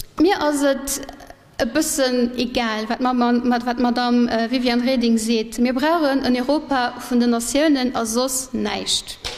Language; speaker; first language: Luxembourgish; early bilingual, other home language; Portuguese